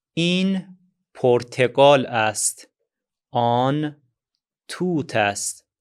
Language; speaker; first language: Persian; non-native, fluent; Azerbaijani